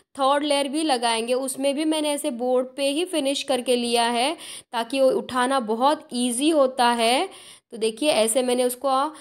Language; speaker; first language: Hindi; non-native, local second language; Marathi